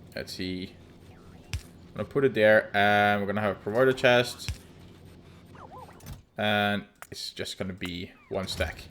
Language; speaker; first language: English; non-native, fluent; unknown